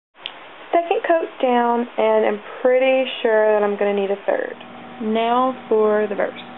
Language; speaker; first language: English; native; English